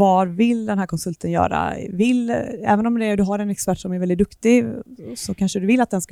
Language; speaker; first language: Swedish; native; Swedish